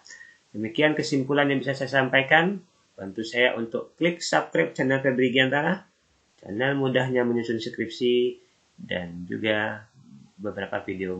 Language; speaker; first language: Indonesian; native; Indonesian